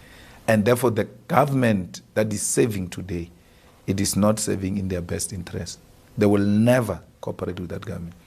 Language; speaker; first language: English; non-native, local second language; Northern Sotho